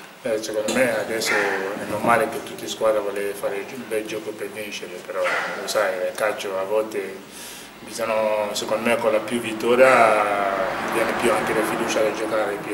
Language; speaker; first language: Italian; non-native, learner; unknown